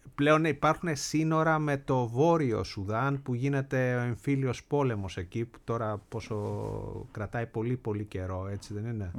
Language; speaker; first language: Greek; native; Greek